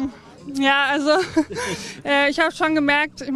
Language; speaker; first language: German; native; German